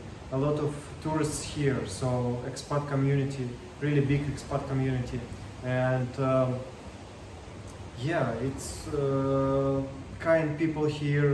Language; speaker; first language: English; non-native, learner; Russian